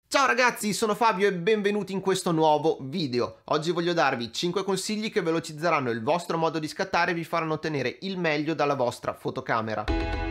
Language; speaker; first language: Italian; native; Italian